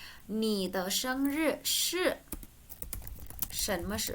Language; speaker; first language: Chinese; non-native, fluent; Indonesian